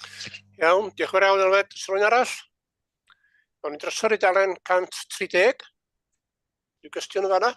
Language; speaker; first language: Welsh; native; Welsh